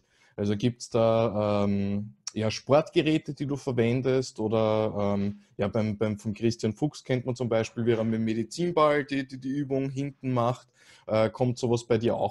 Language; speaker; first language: German; native; German